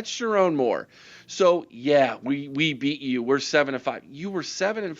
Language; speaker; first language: English; native; English